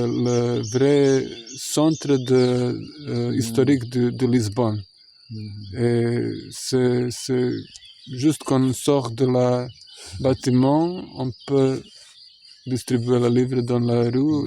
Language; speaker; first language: French; non-native, fluent; Croatian